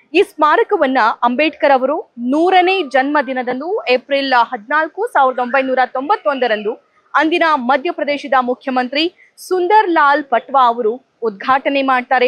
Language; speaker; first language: Kannada; native; Kannada